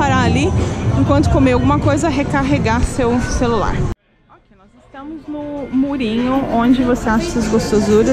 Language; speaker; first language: Portuguese; native; Portuguese